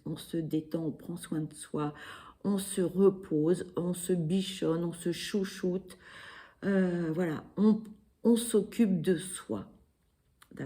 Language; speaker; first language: French; native; French